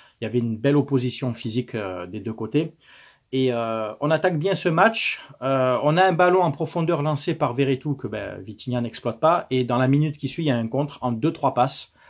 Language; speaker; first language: French; native; French